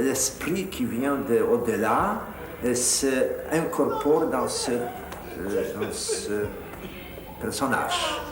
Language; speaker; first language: French; non-native, fluent; Polish